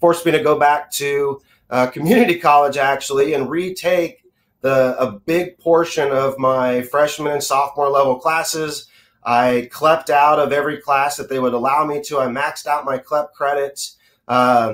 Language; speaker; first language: English; native; English